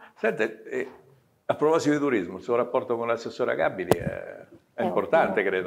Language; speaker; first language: Italian; native; Italian